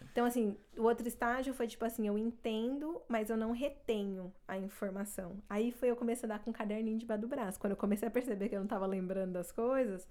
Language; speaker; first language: Portuguese; native; Portuguese